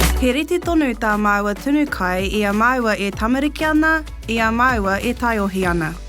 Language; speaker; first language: Māori; non-native, local second language; English